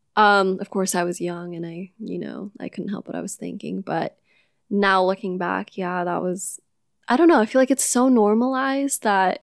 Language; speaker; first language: English; non-native, local second language; Filipino